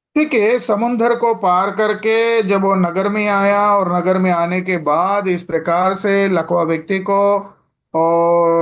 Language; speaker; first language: Hindi; non-native, local second language; Telugu